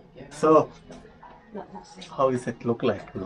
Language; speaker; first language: English; non-native, local second language; Tamil